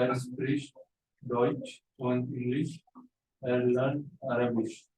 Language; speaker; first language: German; non-native, learner; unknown